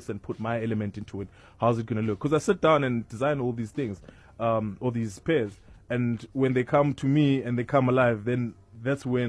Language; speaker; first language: English; non-native, local second language; Zulu